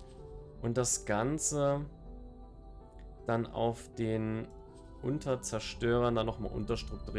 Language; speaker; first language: German; native; German